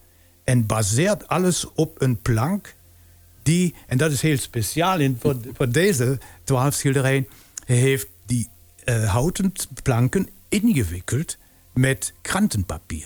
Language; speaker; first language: Dutch; non-native, fluent; German